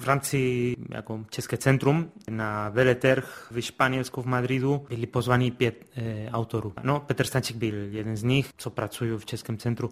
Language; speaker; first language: Czech; non-native, fluent; Spanish